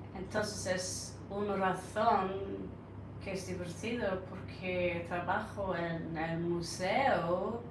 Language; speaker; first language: Spanish; non-native, learner; Norwegian